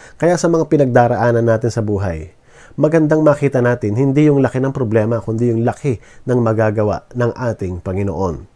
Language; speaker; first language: Filipino; native; Filipino